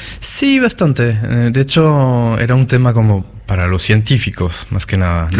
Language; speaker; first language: Spanish; non-native, fluent; French